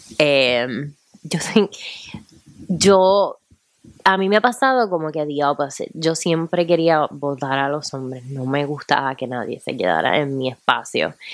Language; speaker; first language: Spanish; native; Spanish